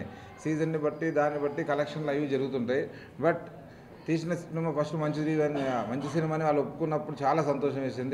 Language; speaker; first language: Telugu; native; Telugu